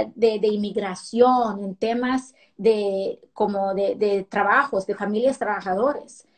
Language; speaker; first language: Spanish; early bilingual, heritage; Spanish